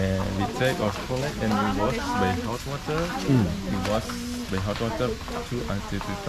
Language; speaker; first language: English; non-native, learner; Indonesian